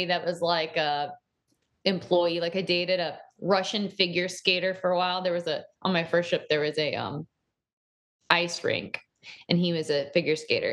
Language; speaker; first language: English; native; English